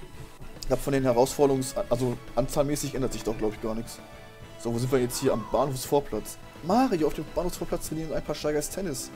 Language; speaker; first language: German; native; German